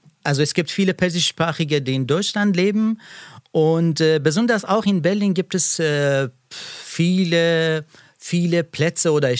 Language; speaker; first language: German; non-native, learner; Persian